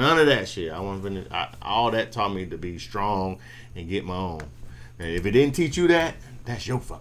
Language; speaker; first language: English; native; English